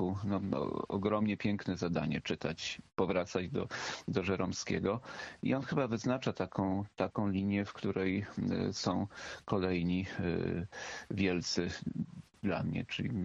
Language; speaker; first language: Polish; native; Polish